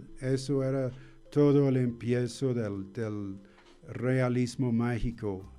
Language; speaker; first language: Spanish; non-native, fluent; English